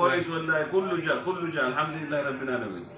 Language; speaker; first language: Arabic; non-native, learner; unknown